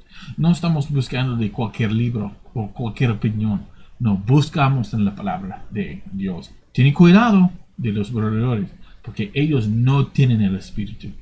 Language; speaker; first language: Spanish; non-native, fluent; English